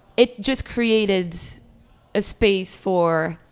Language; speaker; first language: English; early bilingual, other home language; Arabic